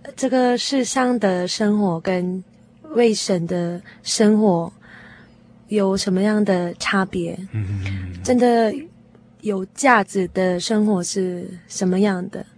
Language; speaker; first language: Chinese; non-native, fluent; Korean